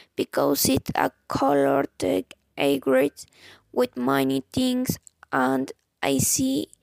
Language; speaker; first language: English; non-native, fluent; Spanish